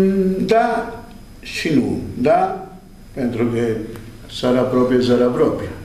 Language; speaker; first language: Romanian; non-native, learner; Spanish